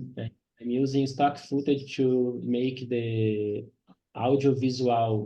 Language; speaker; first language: English; non-native, learner; Portuguese